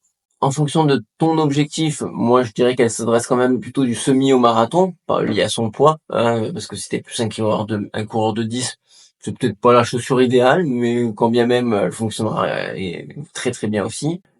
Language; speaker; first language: French; native; French